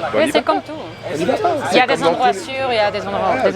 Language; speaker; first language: French; non-native, fluent; Spanish